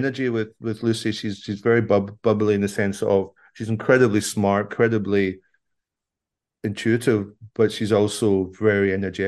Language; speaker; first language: English; native; English